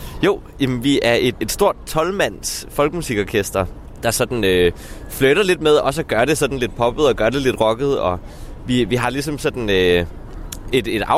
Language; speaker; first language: Danish; native; Danish